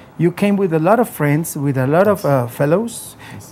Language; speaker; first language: English; non-native, learner; Spanish